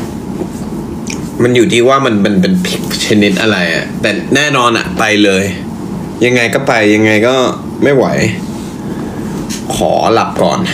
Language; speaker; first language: Thai; early bilingual, heritage; Thai